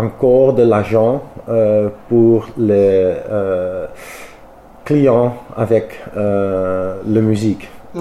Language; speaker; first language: French; non-native, learner; Dutch